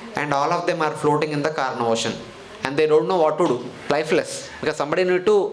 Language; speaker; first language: English; non-native, local second language; Telugu